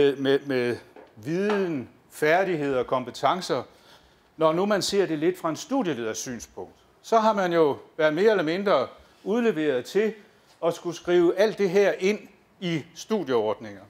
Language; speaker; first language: Danish; native; Danish